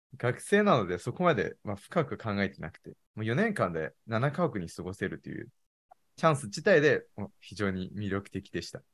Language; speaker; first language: Japanese; non-native, fluent; Chinese